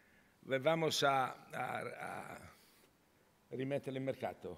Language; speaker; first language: Spanish; non-native, learner; Italian